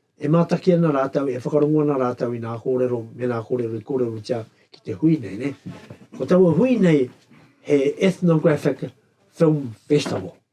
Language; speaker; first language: Māori; native; Māori